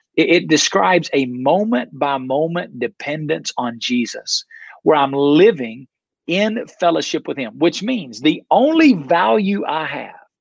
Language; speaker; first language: English; native; English